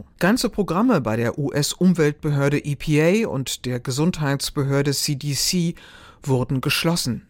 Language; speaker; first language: German; native; German